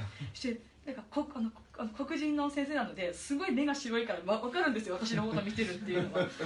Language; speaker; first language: Japanese; native; Japanese